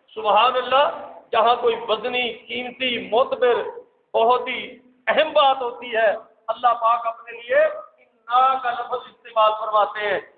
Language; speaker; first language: Urdu; non-native, local second language; Punjabi